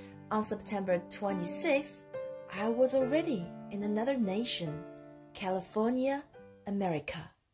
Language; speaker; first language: English; non-native, fluent; Chinese